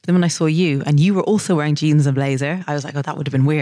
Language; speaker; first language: English; native; English